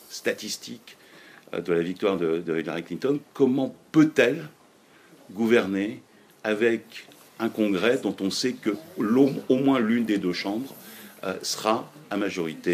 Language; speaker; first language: French; native; French